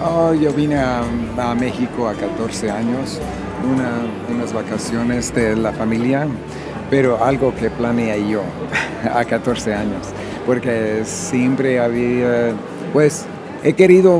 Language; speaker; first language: Spanish; non-native, fluent; English